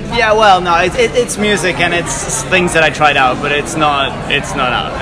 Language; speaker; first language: English; non-native, fluent; Dutch